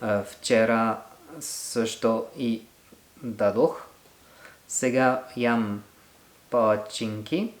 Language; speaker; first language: Bulgarian; non-native, learner; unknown